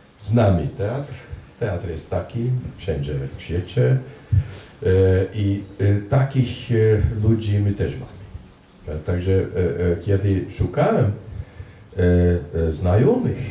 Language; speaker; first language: Polish; non-native, fluent; Hungarian